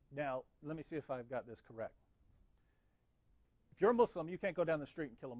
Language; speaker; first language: English; native; English